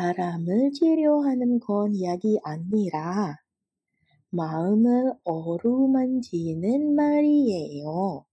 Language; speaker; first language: Korean; non-native, fluent; Indonesian